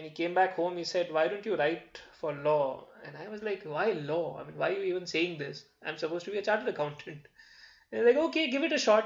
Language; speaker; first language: English; non-native, local second language; Hindi